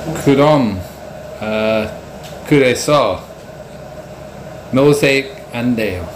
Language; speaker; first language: Korean; non-native, learner; English